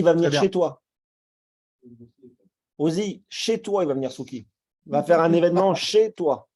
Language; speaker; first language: French; native; French